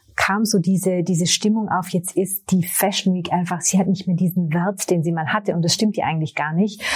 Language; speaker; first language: German; native; German